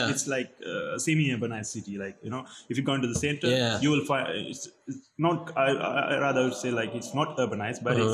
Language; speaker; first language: English; non-native, local second language; Sinhala